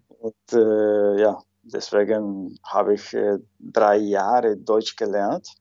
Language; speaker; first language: German; non-native, fluent; Spanish